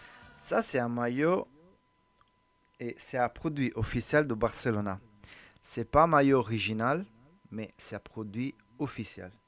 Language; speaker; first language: French; non-native, learner; Italian